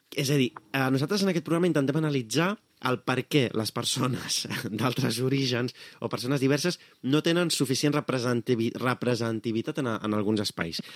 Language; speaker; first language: Catalan; early bilingual, other home language; Arabic